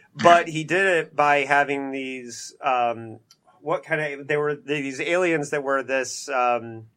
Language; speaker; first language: English; native; English